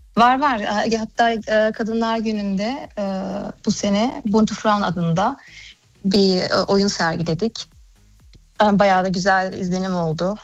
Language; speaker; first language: Turkish; early bilingual, heritage; Turkish